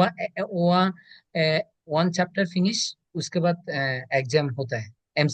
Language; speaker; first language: Hindi; non-native, learner; Bangla